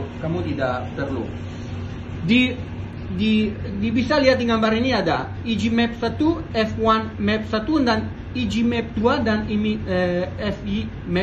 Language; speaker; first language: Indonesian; non-native, learner; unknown